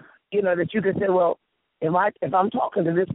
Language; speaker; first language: English; native; English